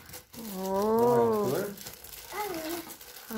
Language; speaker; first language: Russian; native; Russian